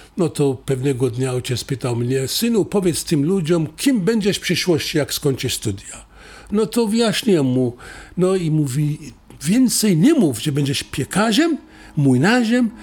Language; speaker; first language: Polish; non-native, fluent; Assyrian Neo-Aramaic